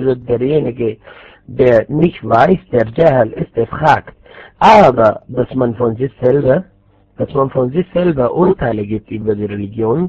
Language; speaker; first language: German; non-native, fluent; Arabic